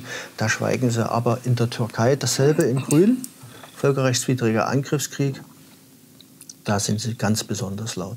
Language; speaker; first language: German; native; German